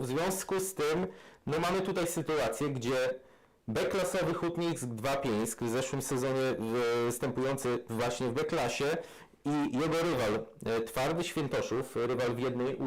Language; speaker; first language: Polish; native; Polish